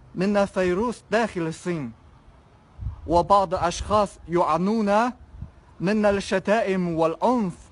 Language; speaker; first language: Arabic; non-native, fluent; Chinese